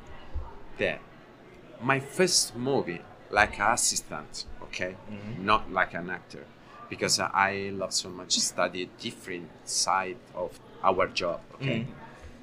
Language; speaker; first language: English; non-native, learner; Italian